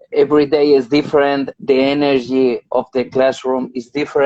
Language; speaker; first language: English; non-native, learner; Spanish